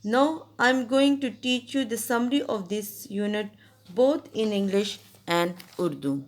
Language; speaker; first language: English; non-native, local second language; Urdu